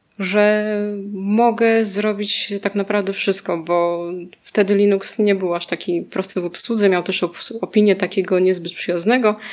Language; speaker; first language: Polish; native; Polish